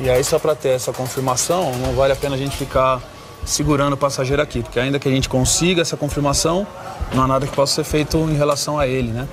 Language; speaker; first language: Portuguese; native; Portuguese